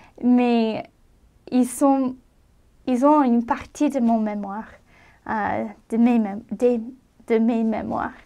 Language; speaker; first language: French; non-native, fluent; English